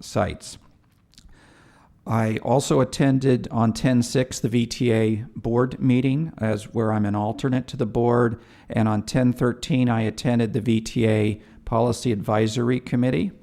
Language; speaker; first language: English; native; English